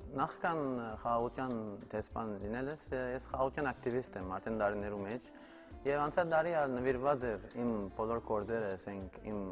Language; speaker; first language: Armenian; early bilingual, heritage; Armenian